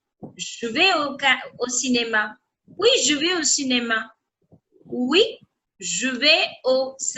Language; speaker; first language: French; non-native, fluent; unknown